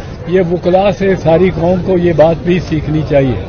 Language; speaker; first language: Urdu; native; Urdu